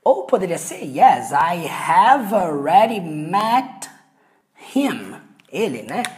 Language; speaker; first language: English; non-native, fluent; Portuguese